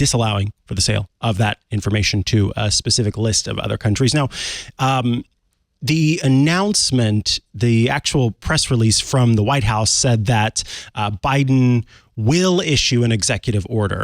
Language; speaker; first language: English; native; English